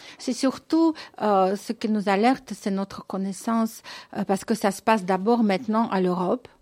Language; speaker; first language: French; non-native, fluent; Russian